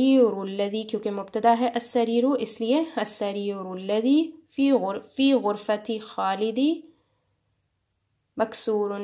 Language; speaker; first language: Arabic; non-native, fluent; Urdu